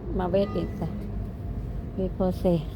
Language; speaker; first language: Swedish; non-native, learner; Thai